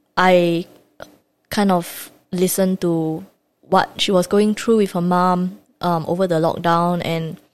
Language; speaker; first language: English; native; English